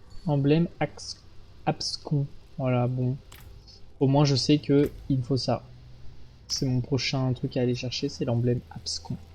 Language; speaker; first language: French; native; French